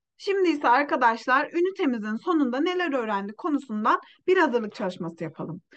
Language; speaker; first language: Turkish; non-native, fluent; Uyghur